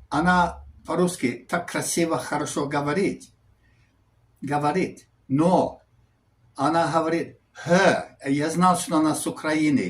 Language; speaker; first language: Russian; non-native, learner; English